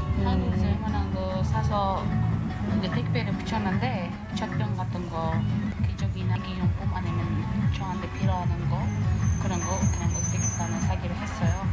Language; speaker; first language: Korean; non-native, learner; Uzbek